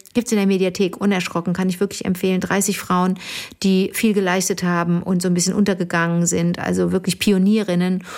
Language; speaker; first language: German; native; German